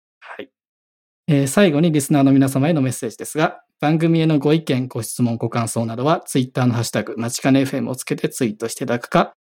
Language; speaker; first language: Japanese; native; Japanese